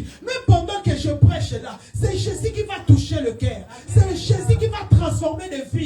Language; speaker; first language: French; non-native, local second language; Lingala